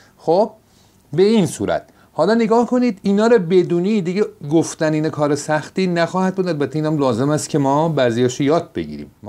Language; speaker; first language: Persian; non-native, local second language; Azerbaijani